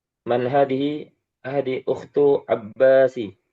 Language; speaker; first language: Arabic; non-native, learner; Indonesian